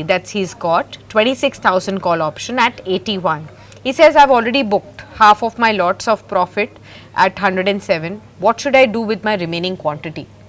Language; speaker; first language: English; non-native, local second language; Hindi